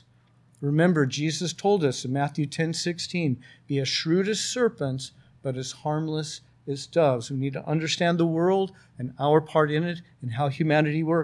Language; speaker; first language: English; native; English